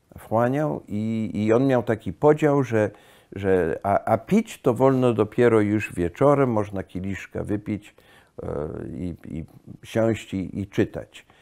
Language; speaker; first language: Polish; early bilingual, heritage; Polish